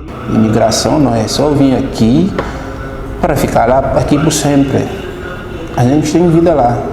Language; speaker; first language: Portuguese; non-native, fluent; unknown